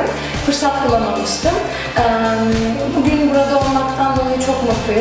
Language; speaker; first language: Turkish; native; Turkish